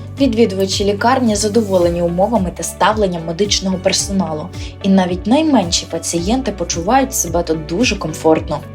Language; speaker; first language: Ukrainian; native; Ukrainian